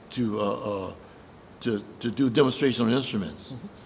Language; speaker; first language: English; native; English